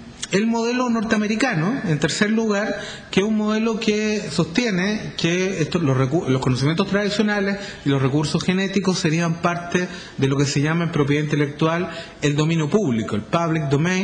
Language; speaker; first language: Spanish; native; Spanish